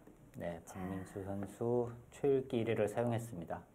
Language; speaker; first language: Korean; native; Korean